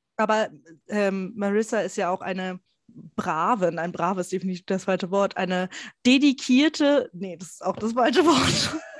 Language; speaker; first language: German; native; German